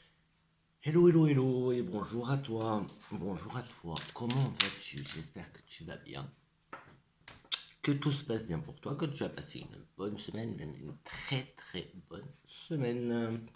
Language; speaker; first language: French; native; French